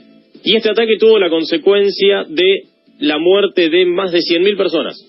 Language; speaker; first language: Spanish; native; Spanish